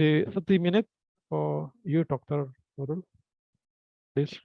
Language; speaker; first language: English; non-native, fluent; Indonesian